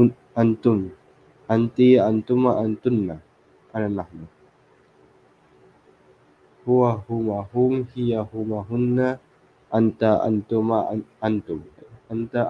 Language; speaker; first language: Arabic; non-native, learner; Filipino